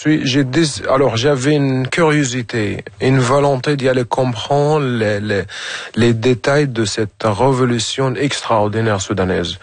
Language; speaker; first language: French; non-native, fluent; Arabic